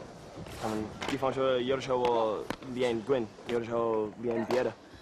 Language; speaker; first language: Chinese; non-native, learner; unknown